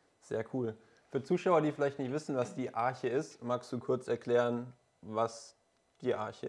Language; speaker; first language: German; native; German